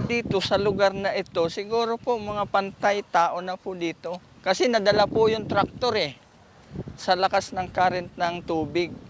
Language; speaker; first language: Filipino; non-native, local second language; Iloko